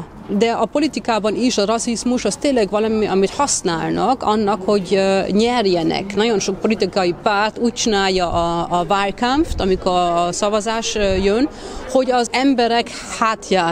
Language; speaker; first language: Hungarian; early bilingual, heritage; Hungarian